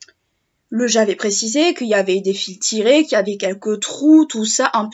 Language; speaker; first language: French; native; French